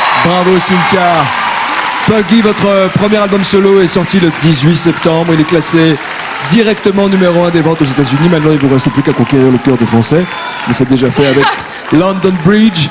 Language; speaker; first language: French; native; French